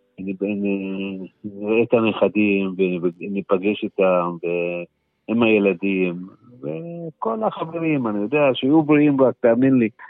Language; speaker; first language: Hebrew; non-native, local second language; Arabic